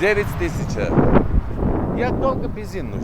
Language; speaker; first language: Russian; non-native, learner; Armenian